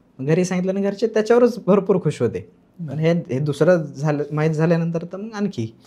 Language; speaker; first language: Marathi; native; Marathi